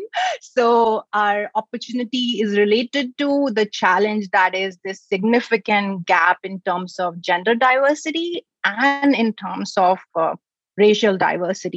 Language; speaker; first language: English; non-native, local second language; Hindi